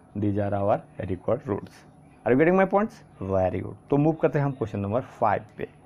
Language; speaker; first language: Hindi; non-native, local second language; Assamese